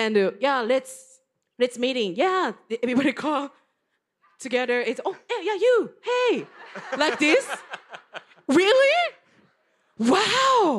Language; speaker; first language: English; non-native, learner; Japanese